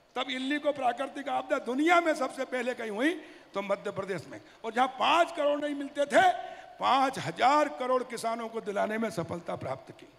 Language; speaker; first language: Hindi; native; Hindi